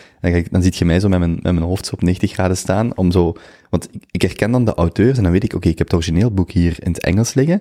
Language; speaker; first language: Dutch; native; Dutch